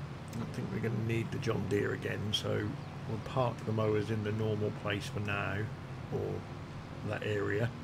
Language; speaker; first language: English; native; English